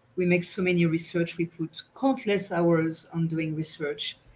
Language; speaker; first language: English; non-native, fluent; French